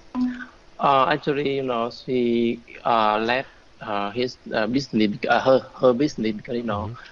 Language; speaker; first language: English; non-native, learner; Vietnamese